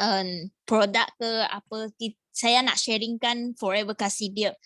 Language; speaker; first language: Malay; non-native, local second language; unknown